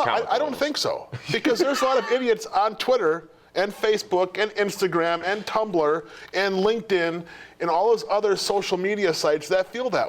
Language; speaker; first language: English; native; English